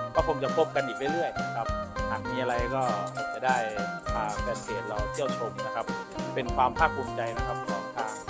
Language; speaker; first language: Thai; non-native, local second language; Northeastern Thai